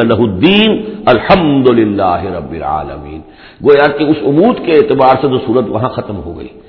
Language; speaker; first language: Urdu; native; Urdu